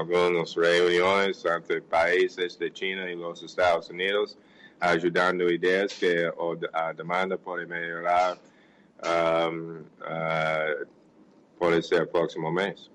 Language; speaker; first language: Portuguese; non-native, fluent; English